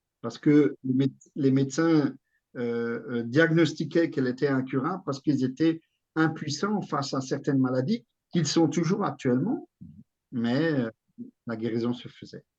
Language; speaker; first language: French; native; French